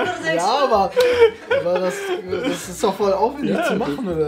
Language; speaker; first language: German; native; German